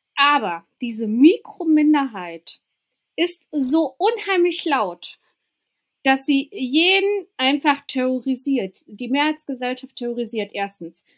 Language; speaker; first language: German; early bilingual, other home language; Albanian